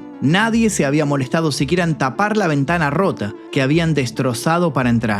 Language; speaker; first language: Spanish; native; Spanish